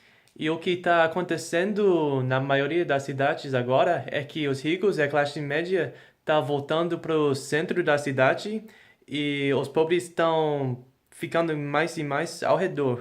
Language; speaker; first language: Portuguese; non-native, fluent; English